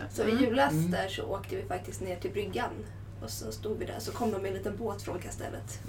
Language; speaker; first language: Swedish; native; Swedish